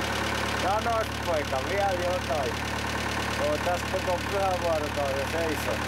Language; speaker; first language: Finnish; native; Finnish